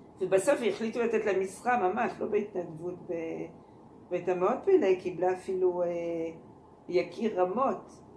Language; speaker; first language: Hebrew; non-native, fluent; French